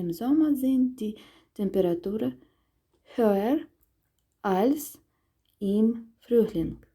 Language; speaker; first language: German; non-native, fluent; Ukrainian